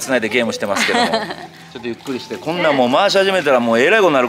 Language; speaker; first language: Japanese; native; Japanese